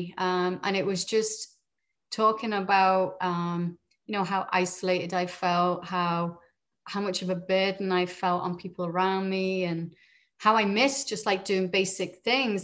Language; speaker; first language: English; native; English